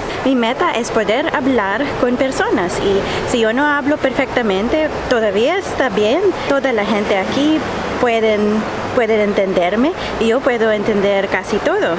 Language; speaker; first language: Spanish; non-native, fluent; Filipino